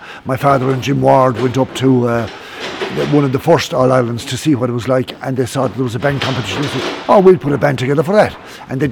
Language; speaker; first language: English; native; English